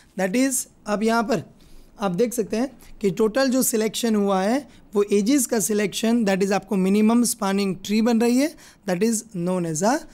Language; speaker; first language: Hindi; non-native, local second language; Gujarati